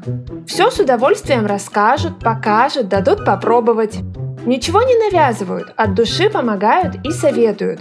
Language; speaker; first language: Russian; native; Russian